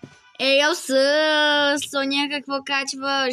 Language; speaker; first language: Bulgarian; early bilingual, other home language; Russian